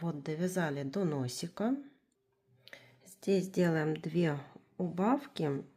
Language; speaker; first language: Russian; native; Russian